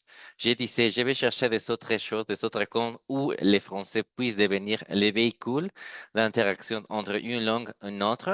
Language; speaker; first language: French; non-native, fluent; Spanish